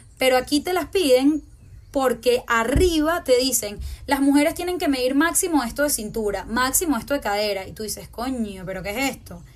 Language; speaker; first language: Spanish; native; Spanish